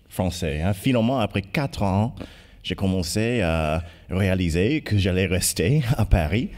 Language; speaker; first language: French; non-native, fluent; English